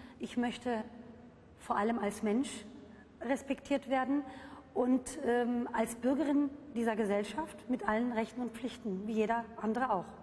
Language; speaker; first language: German; early bilingual, other home language; Turkish